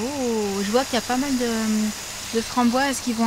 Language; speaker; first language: French; native; French